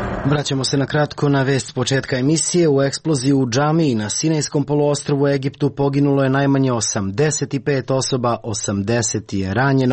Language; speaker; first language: Serbian; native; Serbian